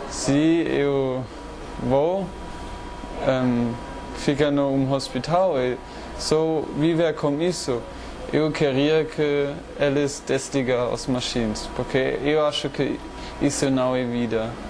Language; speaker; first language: Portuguese; non-native, learner; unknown